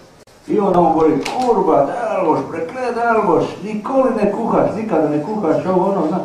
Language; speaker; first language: Serbian; native; Serbian